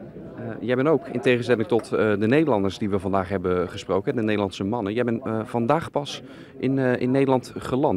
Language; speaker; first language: Dutch; native; Dutch